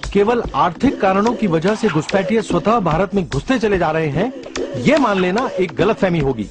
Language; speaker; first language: Hindi; native; Hindi